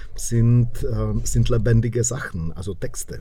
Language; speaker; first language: German; non-native, fluent; Czech